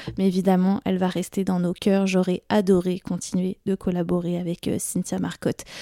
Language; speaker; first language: French; native; French